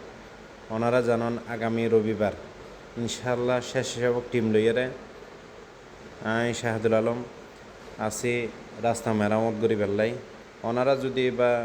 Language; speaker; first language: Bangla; non-native, local second language; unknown